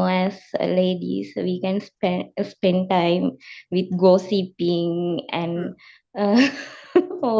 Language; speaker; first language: English; non-native, learner; Sinhala